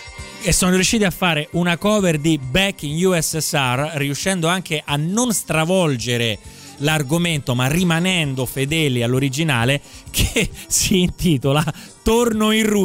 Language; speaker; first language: Italian; native; Italian